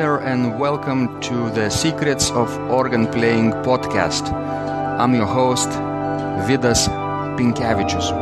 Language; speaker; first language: English; non-native, fluent; Lithuanian